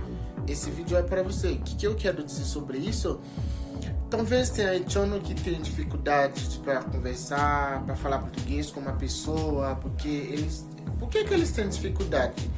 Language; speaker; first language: Portuguese; non-native, learner; Haitian Creole